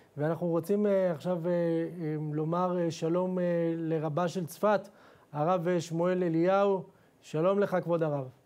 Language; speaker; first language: Hebrew; native; Hebrew